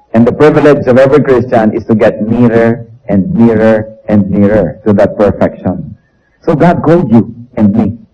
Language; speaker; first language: English; non-native, local second language; Filipino